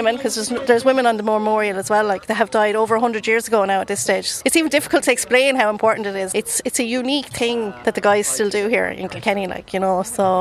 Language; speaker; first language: English; native; English